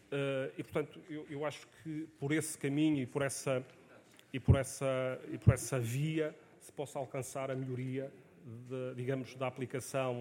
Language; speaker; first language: Portuguese; native; Portuguese